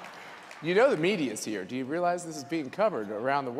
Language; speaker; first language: English; native; English